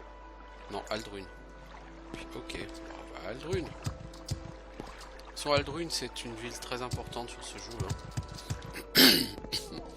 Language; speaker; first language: French; native; French